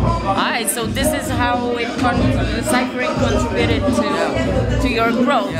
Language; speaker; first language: English; non-native, fluent; Polish